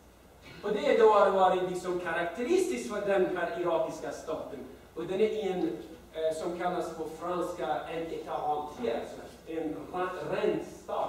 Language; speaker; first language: Swedish; non-native, fluent; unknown